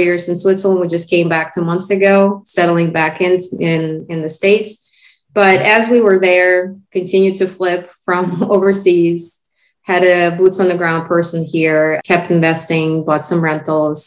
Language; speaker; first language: English; non-native, fluent; Russian